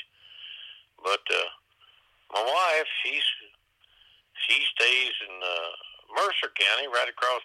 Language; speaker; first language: English; native; English